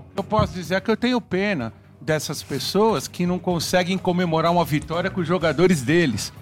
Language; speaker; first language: Portuguese; native; Portuguese